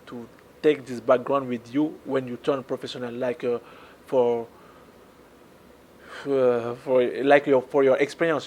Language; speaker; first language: English; non-native, learner; French